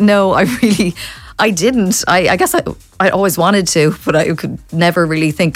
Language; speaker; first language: English; native; English